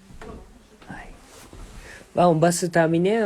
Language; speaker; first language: French; non-native, learner; Japanese